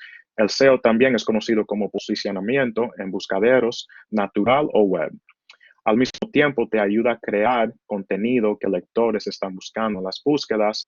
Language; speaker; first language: Spanish; early bilingual, heritage; Spanish